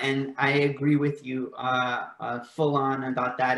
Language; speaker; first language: English; native; English